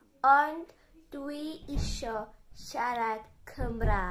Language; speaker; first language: Welsh; non-native, learner; English